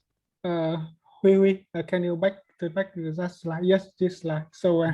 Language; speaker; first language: English; non-native, learner; Vietnamese